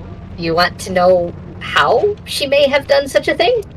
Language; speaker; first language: English; native; English